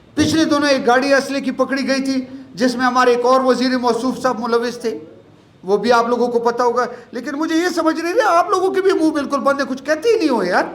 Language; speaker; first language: Urdu; non-native, local second language; Pashto